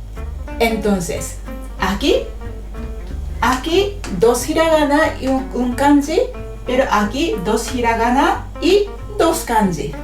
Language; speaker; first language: Spanish; non-native, fluent; Japanese